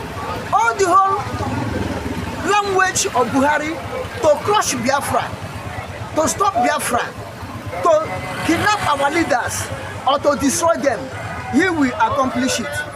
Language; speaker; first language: English; non-native, local second language; Igbo